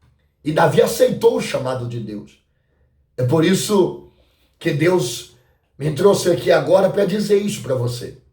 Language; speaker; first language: Portuguese; native; Portuguese